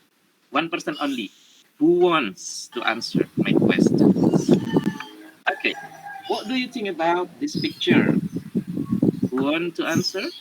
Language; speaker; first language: English; non-native, learner; Indonesian